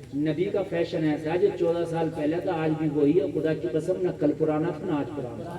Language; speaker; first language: Urdu; native; Urdu